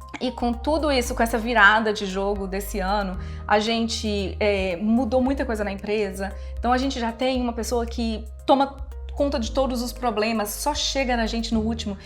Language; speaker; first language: Portuguese; native; Portuguese